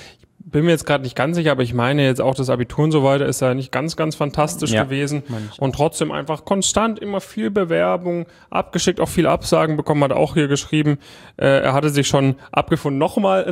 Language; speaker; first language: German; native; German